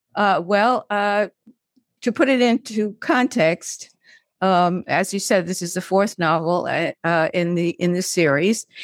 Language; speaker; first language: English; native; English